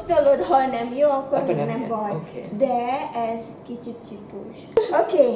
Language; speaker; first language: Hungarian; non-native, learner; Indonesian